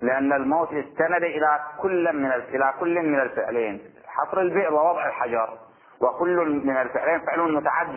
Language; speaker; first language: Arabic; native; Arabic